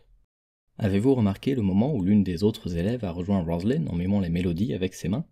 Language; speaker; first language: French; non-native, learner; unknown